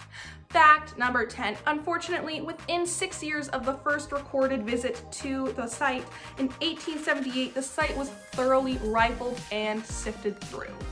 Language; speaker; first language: English; native; English